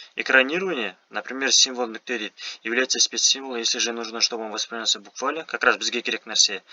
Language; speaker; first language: Russian; non-native, local second language; Kazakh